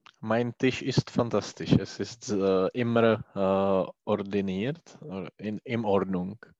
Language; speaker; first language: German; non-native, learner; Czech